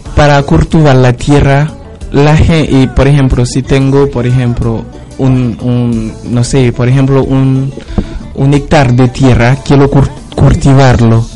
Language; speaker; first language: Spanish; non-native, learner; Haitian Creole